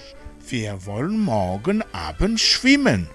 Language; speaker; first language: German; non-native, fluent; Rundi